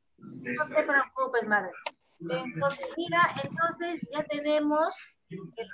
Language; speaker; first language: Spanish; native; Spanish